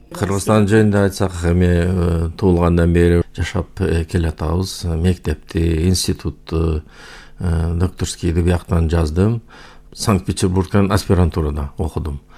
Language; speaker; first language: Kyrgyz; non-native, local second language; Uyghur